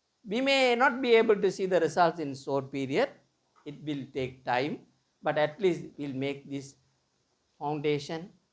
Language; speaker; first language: English; non-native, local second language; Tamil